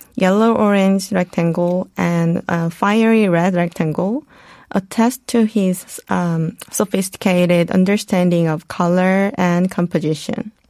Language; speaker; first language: English; non-native, fluent; Korean